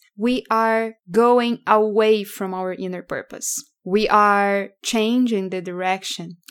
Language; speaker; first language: English; non-native, fluent; Portuguese